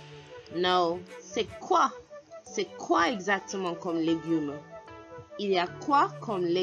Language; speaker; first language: French; non-native, fluent; English